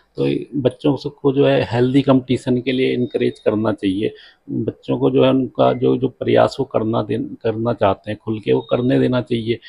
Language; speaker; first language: Hindi; native; Hindi